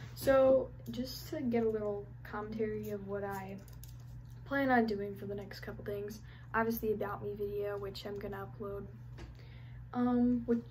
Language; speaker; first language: English; native; English